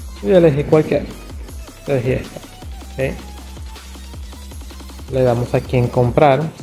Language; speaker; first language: Spanish; non-native, fluent; Portuguese